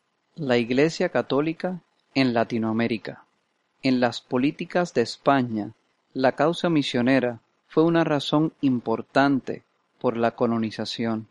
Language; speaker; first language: Spanish; non-native, fluent; English